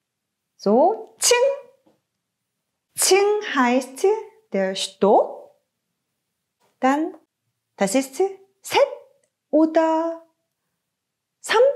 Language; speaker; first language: German; non-native, fluent; Korean